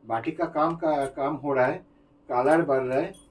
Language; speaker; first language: Hindi; non-native, local second language; Bangla